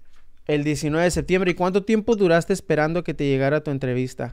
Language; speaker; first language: Spanish; native; Spanish